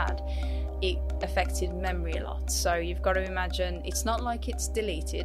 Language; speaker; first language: English; native; English